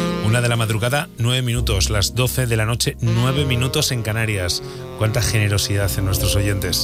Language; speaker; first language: Spanish; native; Spanish